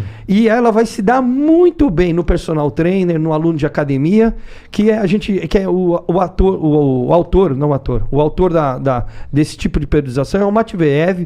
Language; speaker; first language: Portuguese; native; Portuguese